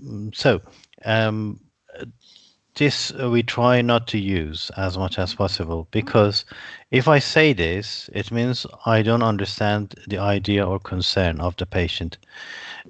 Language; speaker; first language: English; non-native, fluent; Persian